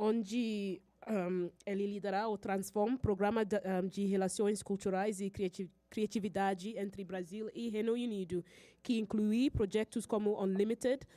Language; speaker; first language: Portuguese; non-native, fluent; English